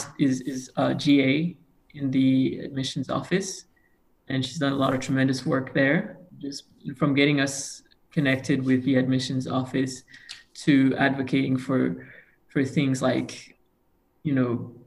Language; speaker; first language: English; non-native, local second language; Kinyarwanda